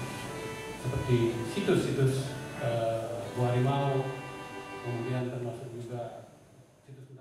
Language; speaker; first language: Indonesian; native; Indonesian